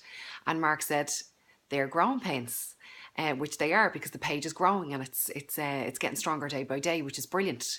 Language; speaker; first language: English; native; English